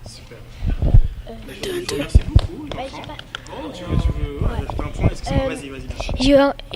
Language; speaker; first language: French; native; French